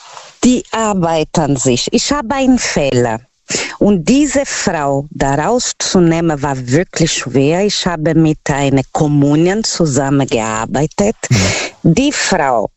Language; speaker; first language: German; non-native, fluent; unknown